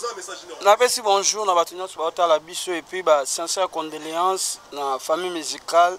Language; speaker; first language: French; non-native, local second language; Lingala